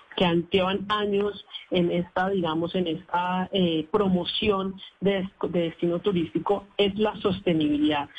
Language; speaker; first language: Spanish; native; Spanish